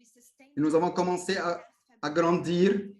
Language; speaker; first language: French; non-native, local second language; Arabic